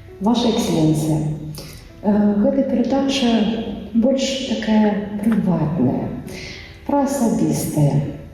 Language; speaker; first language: Belarusian; native; Belarusian